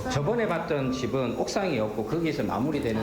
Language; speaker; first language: Korean; native; Korean